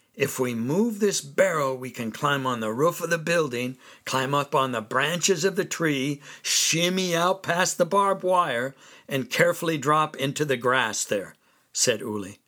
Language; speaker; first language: English; native; English